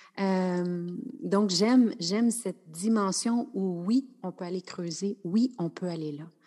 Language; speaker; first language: French; native; French